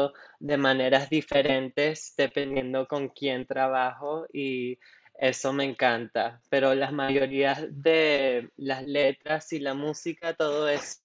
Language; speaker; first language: Spanish; non-native, local second language; English